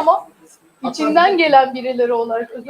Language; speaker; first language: Turkish; native; Turkish